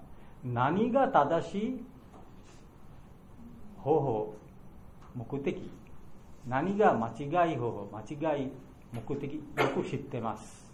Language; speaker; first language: Japanese; non-native, learner; Bangla